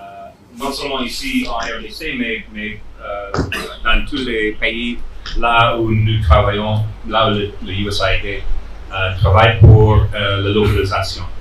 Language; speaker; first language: French; non-native, fluent; English